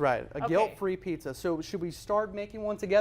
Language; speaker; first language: English; native; English